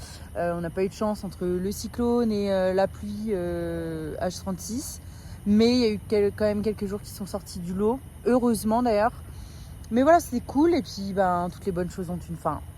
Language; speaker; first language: French; native; French